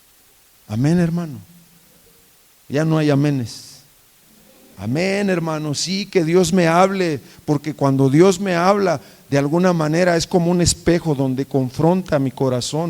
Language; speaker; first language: Spanish; native; Spanish